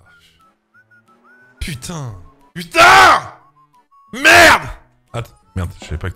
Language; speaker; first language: French; native; French